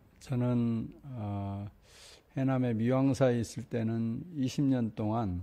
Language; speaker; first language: Korean; native; Korean